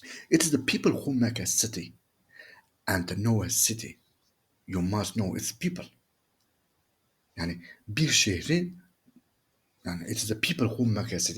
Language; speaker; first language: English; non-native, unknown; Turkish